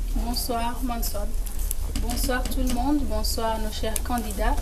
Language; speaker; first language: French; non-native, local second language; Comorian